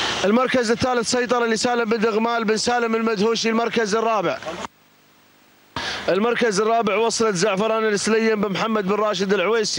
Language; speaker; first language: Arabic; native; Arabic